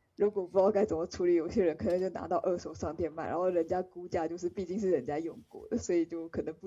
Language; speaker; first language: Chinese; native; Chinese